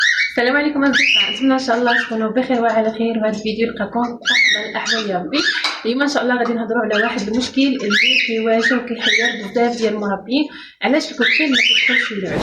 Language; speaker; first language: Arabic; native; Arabic